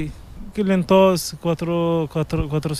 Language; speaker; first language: Spanish; non-native, learner; Arabic